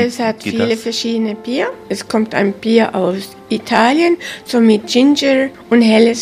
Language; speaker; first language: German; early bilingual, heritage; German